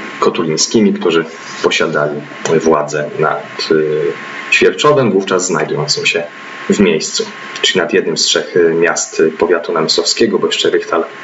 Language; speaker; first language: Polish; native; Polish